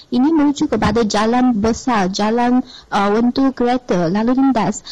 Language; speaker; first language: Malay; non-native, fluent; Chinese